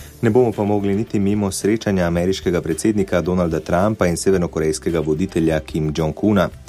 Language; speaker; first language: Slovenian; native; Slovenian